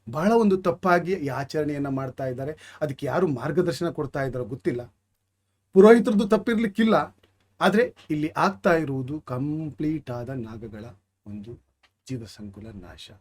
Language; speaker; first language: Kannada; native; Kannada